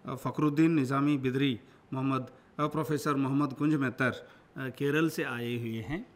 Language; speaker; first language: Hindi; non-native, local second language; Kannada